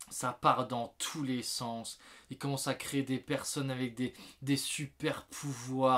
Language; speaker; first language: French; native; French